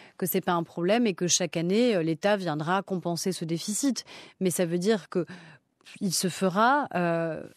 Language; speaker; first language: French; native; French